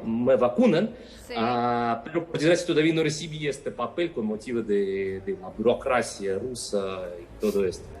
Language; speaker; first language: Spanish; non-native, fluent; Russian